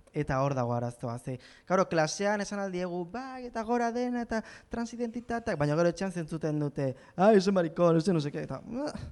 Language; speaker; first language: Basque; non-native, local second language; Spanish